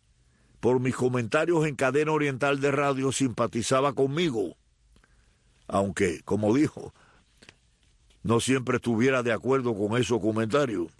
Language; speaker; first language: Spanish; native; Spanish